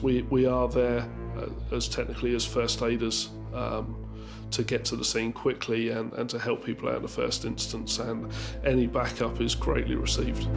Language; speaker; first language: English; native; English